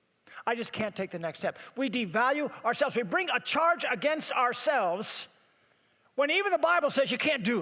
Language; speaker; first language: English; native; English